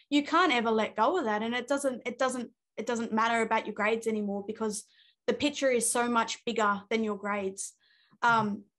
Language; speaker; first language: English; native; English